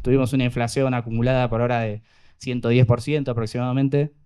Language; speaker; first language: Spanish; native; Spanish